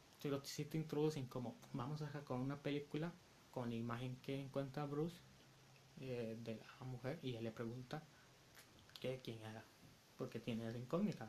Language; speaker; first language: Spanish; native; Spanish